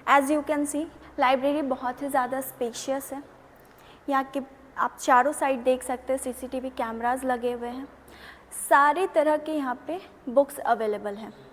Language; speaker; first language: Hindi; native; Hindi